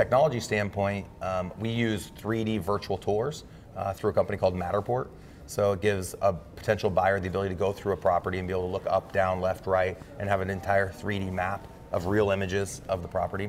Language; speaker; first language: English; native; English